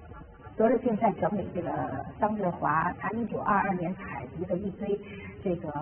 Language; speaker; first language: Chinese; native; Chinese